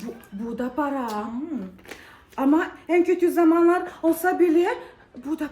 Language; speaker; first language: Turkish; non-native, learner; Russian